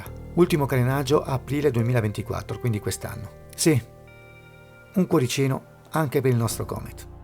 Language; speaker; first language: Italian; native; Italian